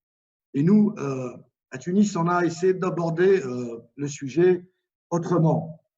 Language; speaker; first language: French; non-native, local second language; Arabic